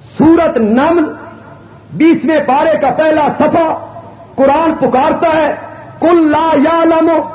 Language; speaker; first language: Urdu; non-native, local second language; Punjabi